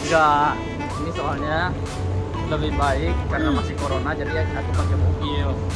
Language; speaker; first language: Indonesian; native; Indonesian